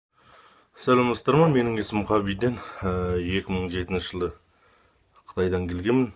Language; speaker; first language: Kazakh; early bilingual, heritage; Kazakh